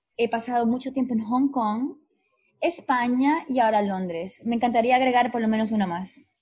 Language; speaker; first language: Spanish; native; Spanish